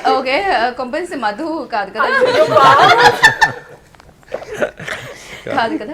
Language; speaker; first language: Telugu; native; Telugu